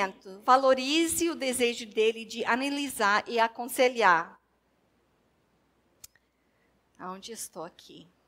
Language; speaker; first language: Portuguese; non-native, fluent; English